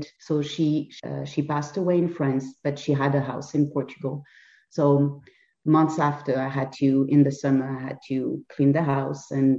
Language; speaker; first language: English; non-native, fluent; French